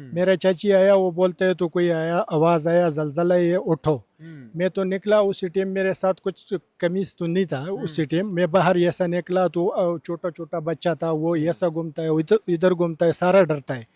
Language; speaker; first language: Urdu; non-native, local second language; Pashto